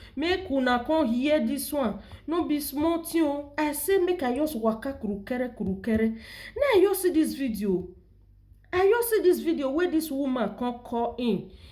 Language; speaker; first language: Nigerian Pidgin; non-native, local second language; Yoruba